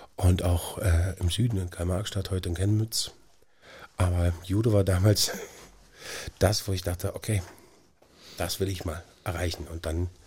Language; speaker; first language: German; native; German